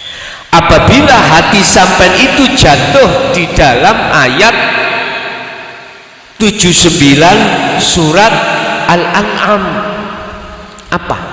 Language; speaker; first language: Indonesian; non-native, local second language; Javanese